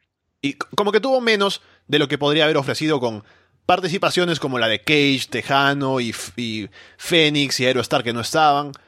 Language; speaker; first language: Spanish; native; Spanish